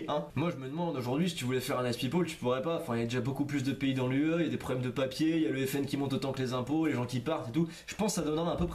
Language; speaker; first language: French; native; French